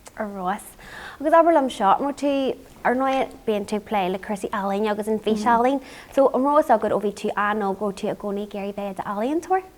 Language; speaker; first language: Irish; non-native, local second language; English